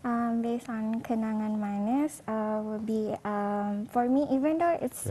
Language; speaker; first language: English; non-native, local second language; Malay